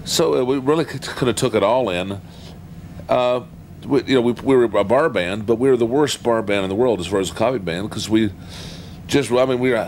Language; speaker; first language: English; native; English